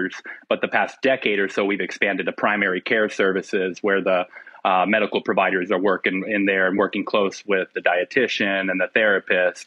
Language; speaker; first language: English; native; English